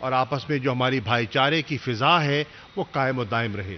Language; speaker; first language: Urdu; non-native, local second language; Saraiki